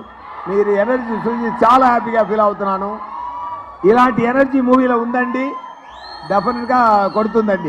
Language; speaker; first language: Telugu; non-native, learner; Tamil